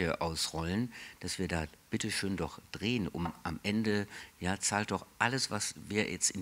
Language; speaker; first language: German; native; German